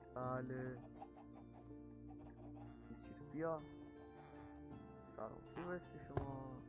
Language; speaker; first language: Persian; native; Persian